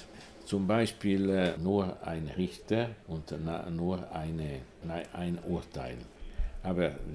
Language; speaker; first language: German; non-native, fluent; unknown